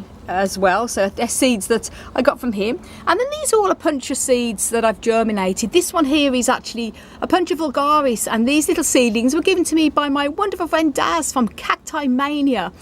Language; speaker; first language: English; native; English